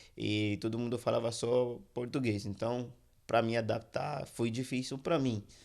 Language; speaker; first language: Portuguese; non-native, fluent; Haitian Creole